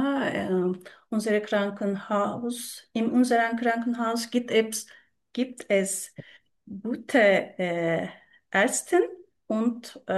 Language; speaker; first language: German; non-native, learner; Turkish